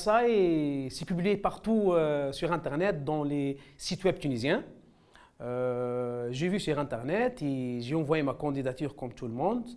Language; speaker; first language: French; non-native, local second language; Arabic